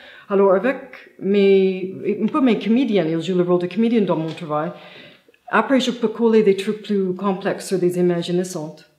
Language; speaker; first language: French; non-native, fluent; English